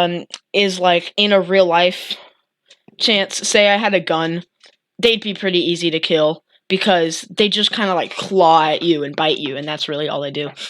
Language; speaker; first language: English; native; English